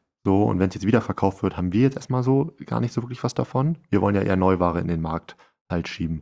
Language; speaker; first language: German; native; German